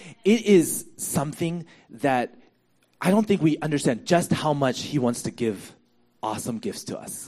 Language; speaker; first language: English; native; English